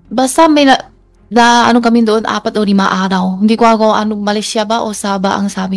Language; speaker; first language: Filipino; non-native, learner; Chinese